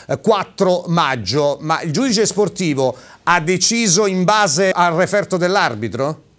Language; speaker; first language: Italian; native; Italian